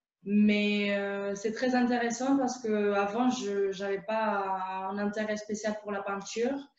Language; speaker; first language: French; non-native, fluent; Spanish